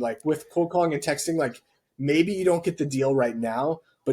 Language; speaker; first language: English; native; English